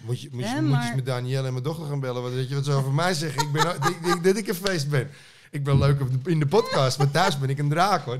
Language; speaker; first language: Dutch; native; Dutch